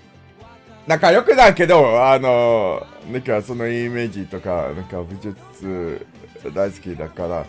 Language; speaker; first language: Japanese; non-native, learner; English